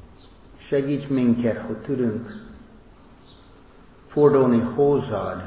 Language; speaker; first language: Hungarian; non-native, learner; English